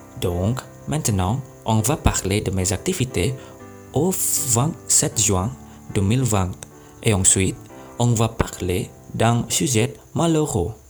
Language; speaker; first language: French; non-native, learner; Indonesian